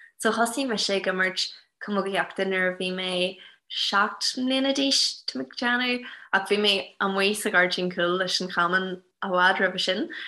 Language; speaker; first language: Irish; non-native, local second language; English